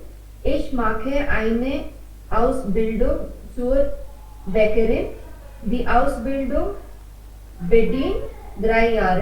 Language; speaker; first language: German; non-native, learner; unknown